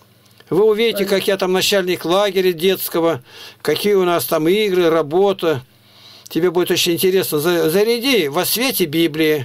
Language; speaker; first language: Russian; native; Russian